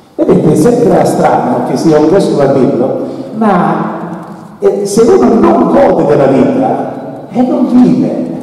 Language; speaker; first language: Italian; native; Italian